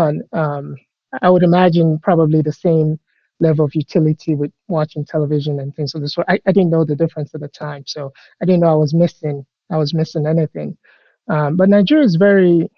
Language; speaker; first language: English; non-native, local second language; Yoruba